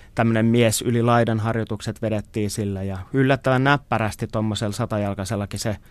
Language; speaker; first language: Finnish; native; Finnish